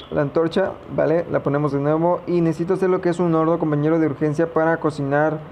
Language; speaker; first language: Spanish; native; Spanish